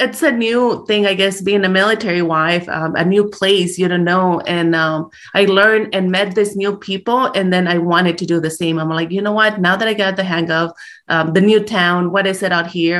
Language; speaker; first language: English; early bilingual, other home language; Spanish